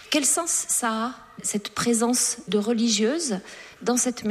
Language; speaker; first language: French; native; French